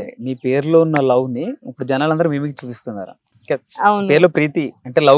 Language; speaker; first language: Telugu; native; Telugu